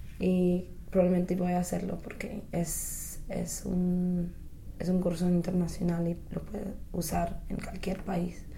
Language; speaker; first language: Spanish; non-native, fluent; English